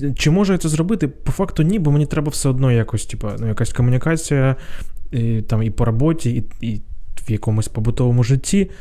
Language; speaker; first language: Ukrainian; non-native, local second language; Russian